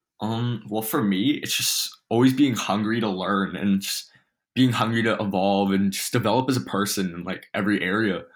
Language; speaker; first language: English; early bilingual, other home language; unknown